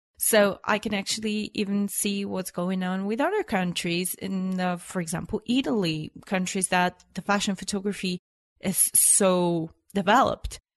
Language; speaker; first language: English; non-native, fluent; Bulgarian